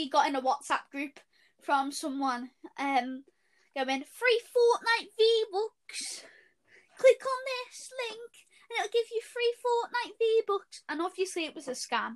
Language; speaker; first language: English; native; English